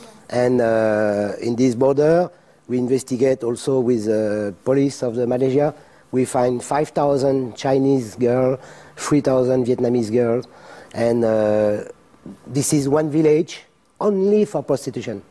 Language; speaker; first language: English; non-native, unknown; French